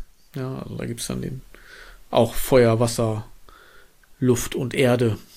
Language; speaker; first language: German; native; German